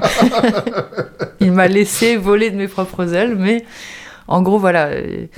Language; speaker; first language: French; native; French